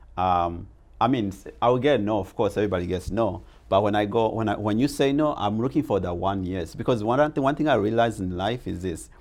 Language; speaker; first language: English; non-native, local second language; Rundi